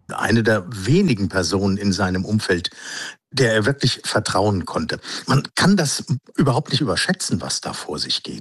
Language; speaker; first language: German; native; German